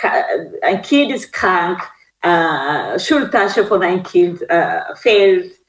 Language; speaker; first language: German; non-native, fluent; Kinyarwanda